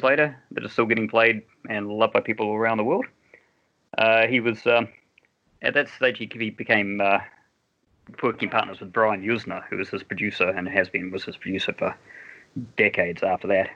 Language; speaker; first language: English; native; English